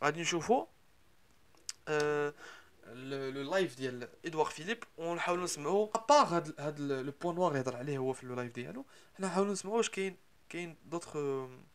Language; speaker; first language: French; non-native, local second language; Arabic